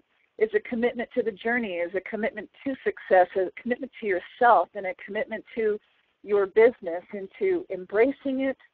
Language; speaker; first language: English; native; English